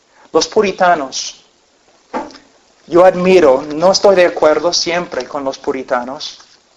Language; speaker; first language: Spanish; non-native, fluent; English